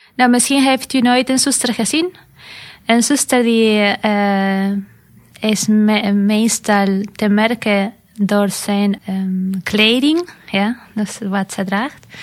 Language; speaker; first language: Dutch; non-native, fluent; Spanish